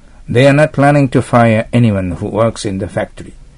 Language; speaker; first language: English; non-native, fluent; Japanese